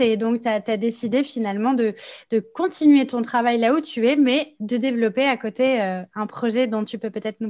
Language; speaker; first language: French; native; French